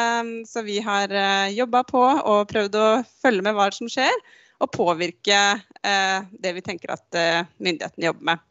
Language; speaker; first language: Norwegian; native; Norwegian